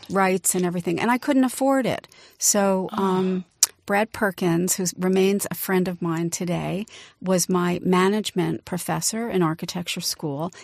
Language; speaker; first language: English; native; English